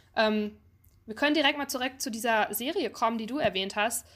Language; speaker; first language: German; native; German